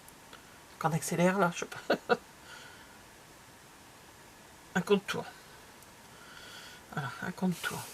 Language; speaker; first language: French; native; French